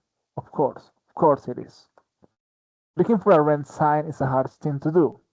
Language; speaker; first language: English; non-native, fluent; Spanish